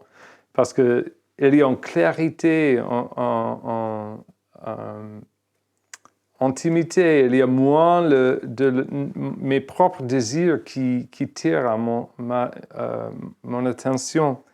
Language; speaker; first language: French; non-native, fluent; English